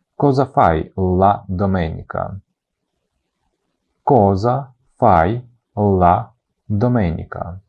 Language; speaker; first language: Italian; non-native, fluent; Ukrainian